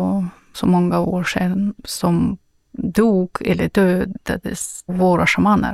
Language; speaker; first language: Swedish; non-native, learner; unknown